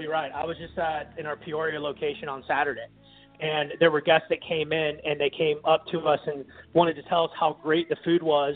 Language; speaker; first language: English; native; English